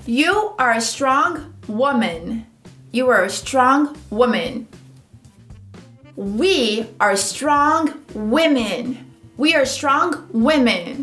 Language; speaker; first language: English; non-native, fluent; Portuguese